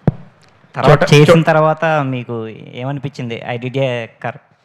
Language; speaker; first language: Telugu; native; Telugu